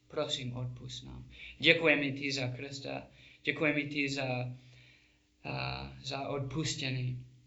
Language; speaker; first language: Czech; non-native, learner; English